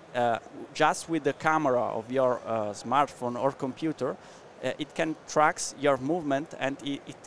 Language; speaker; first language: English; non-native, learner; Italian